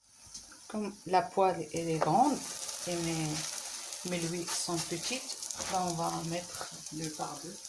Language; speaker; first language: French; non-native, local second language; Arabic